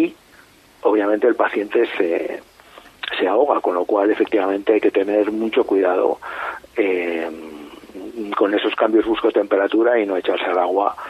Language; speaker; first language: Spanish; native; Spanish